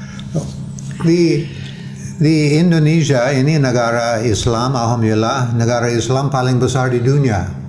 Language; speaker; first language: Indonesian; non-native, fluent; English